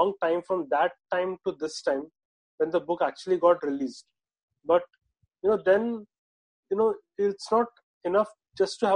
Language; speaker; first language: English; non-native, local second language; Marathi